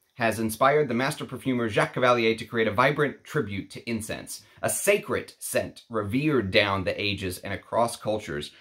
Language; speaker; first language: English; non-native, fluent; Arabic